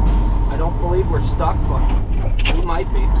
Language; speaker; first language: English; native; English